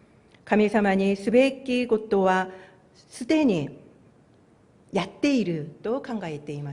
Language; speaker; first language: Japanese; non-native, fluent; Korean